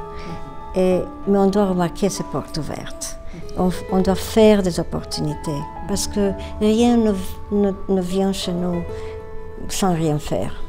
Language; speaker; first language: French; non-native, fluent; Romanian